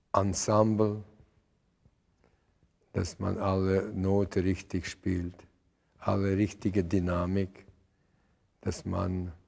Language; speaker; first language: German; non-native, fluent; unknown